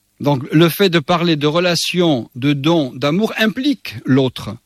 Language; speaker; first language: French; native; French